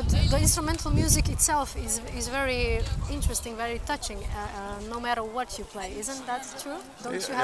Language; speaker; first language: English; non-native, fluent; Slovenian